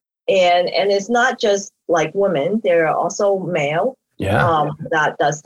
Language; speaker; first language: English; native; English